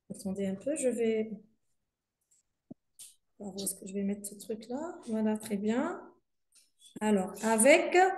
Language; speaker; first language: French; non-native, local second language; Arabic